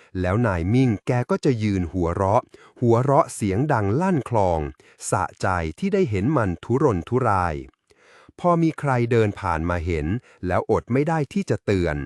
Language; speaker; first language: Thai; native; Thai